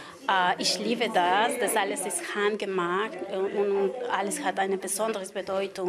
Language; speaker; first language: German; non-native, learner; Spanish